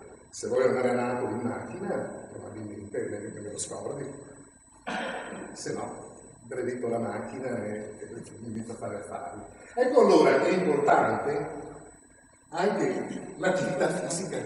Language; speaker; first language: Italian; native; Italian